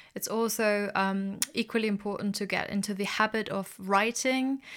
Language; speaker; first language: English; non-native, fluent; German